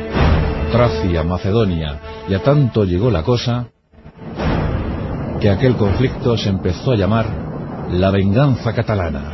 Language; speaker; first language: Spanish; native; Spanish